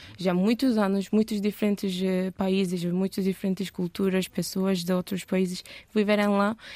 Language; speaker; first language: Portuguese; non-native, learner; Turkish